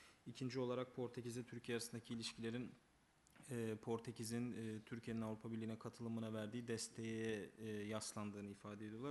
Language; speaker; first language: Turkish; native; Turkish